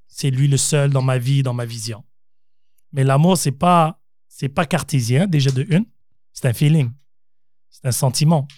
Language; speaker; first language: French; native; French